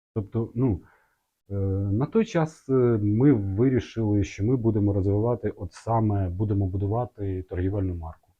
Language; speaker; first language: Ukrainian; non-native, local second language; Russian